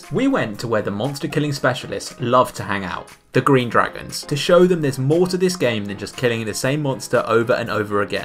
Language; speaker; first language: English; native; English